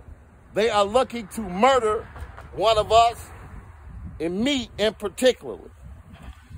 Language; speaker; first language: English; native; English